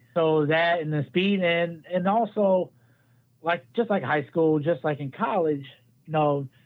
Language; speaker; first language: English; native; English